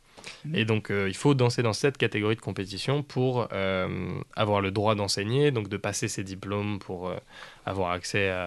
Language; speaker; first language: French; native; French